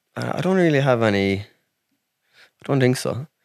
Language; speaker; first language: English; native; English